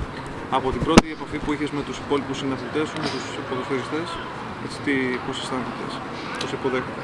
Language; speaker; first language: Greek; native; Greek